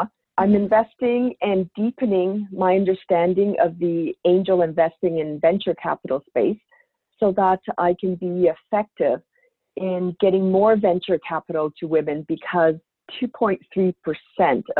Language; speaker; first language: English; native; English